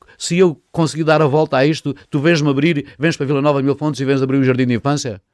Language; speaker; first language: Portuguese; native; Portuguese